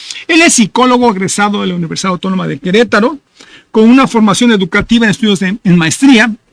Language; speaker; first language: Spanish; native; Spanish